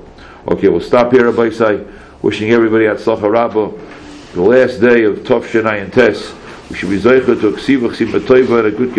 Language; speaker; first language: English; native; English